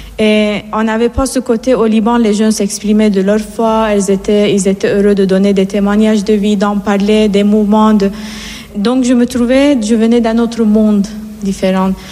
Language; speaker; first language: French; non-native, fluent; Persian